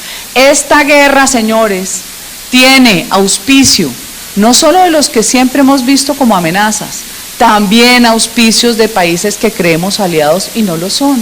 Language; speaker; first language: Spanish; native; Spanish